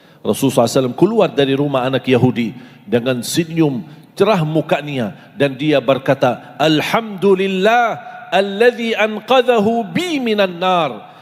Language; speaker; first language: Indonesian; non-native, fluent; Arabic